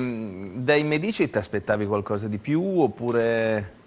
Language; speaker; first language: Italian; native; Italian